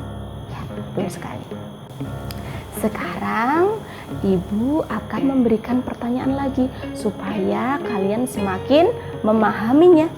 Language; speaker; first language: Indonesian; native; Indonesian